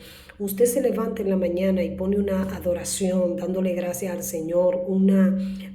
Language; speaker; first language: Spanish; native; Spanish